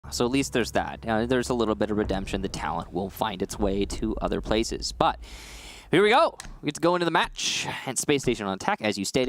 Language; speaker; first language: English; native; English